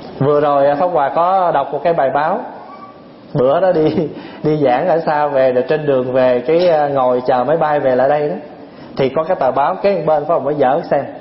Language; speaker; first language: Vietnamese; early bilingual, other home language; English